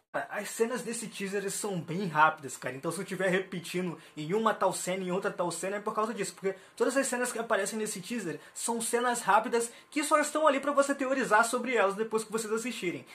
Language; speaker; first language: Portuguese; native; Portuguese